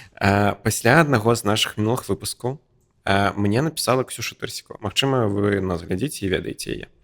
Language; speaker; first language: Belarusian; non-native, local second language; Russian